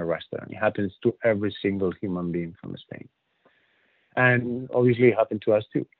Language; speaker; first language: English; non-native, fluent; Spanish